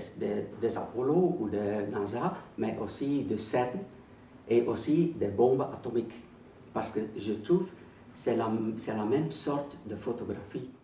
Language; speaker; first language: French; non-native, local second language; Dutch